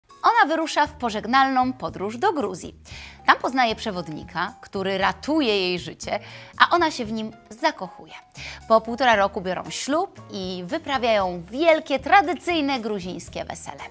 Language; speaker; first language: Polish; native; Polish